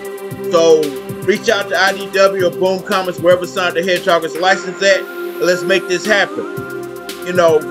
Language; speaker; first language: English; native; English